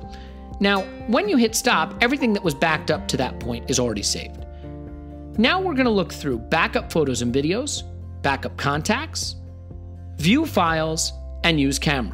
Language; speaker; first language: English; native; English